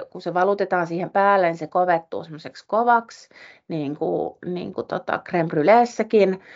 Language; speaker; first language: Finnish; native; Finnish